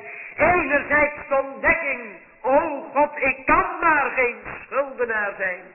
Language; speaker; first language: Dutch; native; Dutch